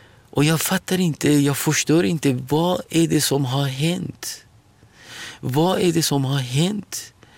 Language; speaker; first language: Swedish; non-native, fluent; Persian